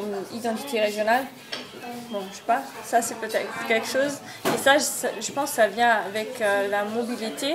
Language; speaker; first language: French; non-native, fluent; German